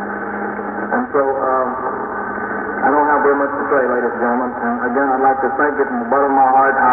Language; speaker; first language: English; native; English